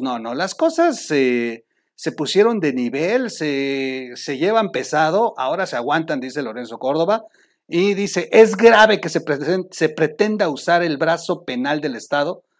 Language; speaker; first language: Spanish; native; Spanish